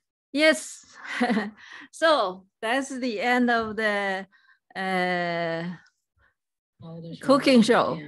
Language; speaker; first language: English; non-native, fluent; Chinese